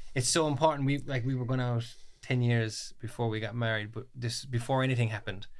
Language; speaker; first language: English; native; English